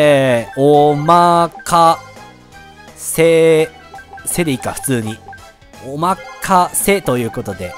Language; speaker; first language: Japanese; native; Japanese